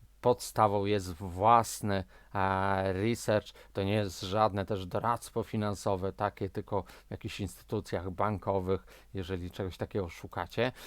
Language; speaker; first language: Polish; native; Polish